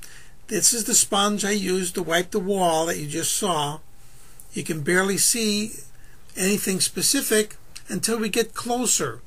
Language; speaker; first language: English; native; English